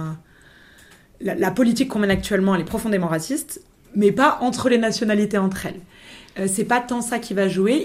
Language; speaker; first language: French; native; French